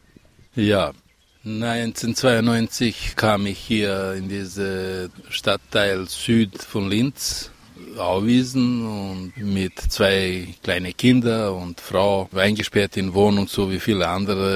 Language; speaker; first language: German; non-native, fluent; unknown